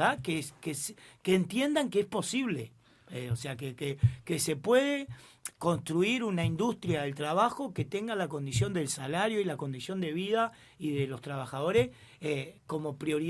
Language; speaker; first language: Spanish; native; Spanish